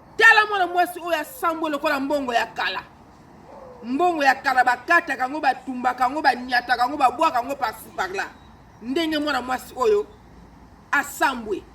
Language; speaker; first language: Lingala; native; Lingala